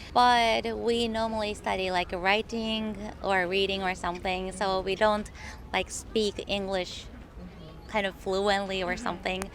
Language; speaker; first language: English; non-native, learner; Japanese